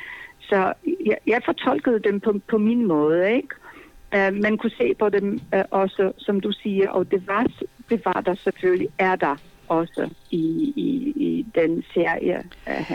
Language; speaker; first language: Danish; non-native, fluent; Polish